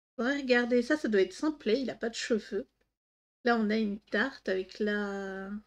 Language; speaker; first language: French; native; French